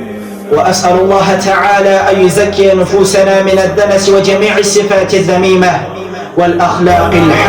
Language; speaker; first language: Arabic; non-native, learner; Urdu